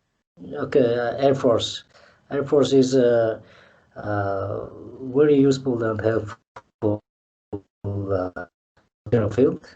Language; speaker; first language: English; non-native, learner; Mongolian